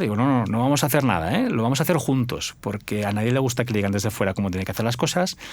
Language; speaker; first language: Spanish; native; Spanish